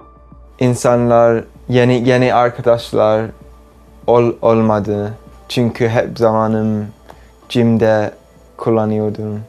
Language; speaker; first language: Turkish; early bilingual, heritage; English